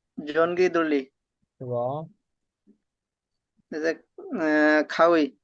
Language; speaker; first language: Korean; non-native, learner; Bangla